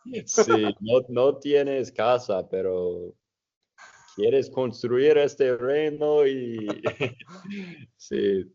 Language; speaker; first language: Spanish; non-native, fluent; English